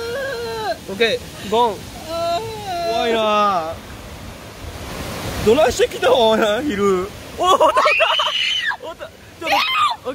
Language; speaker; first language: Japanese; native; Japanese